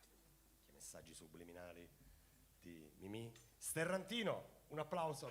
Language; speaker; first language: Italian; native; Italian